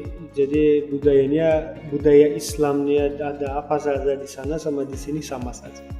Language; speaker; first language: Indonesian; non-native, fluent; Turkmen